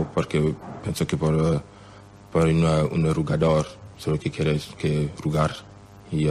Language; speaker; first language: Spanish; non-native, learner; French